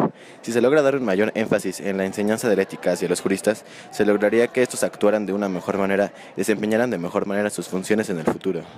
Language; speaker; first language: Spanish; native; Spanish